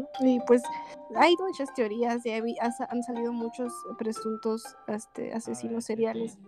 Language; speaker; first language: Spanish; native; Spanish